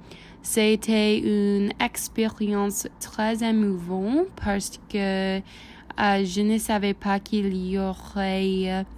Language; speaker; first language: French; non-native, learner; English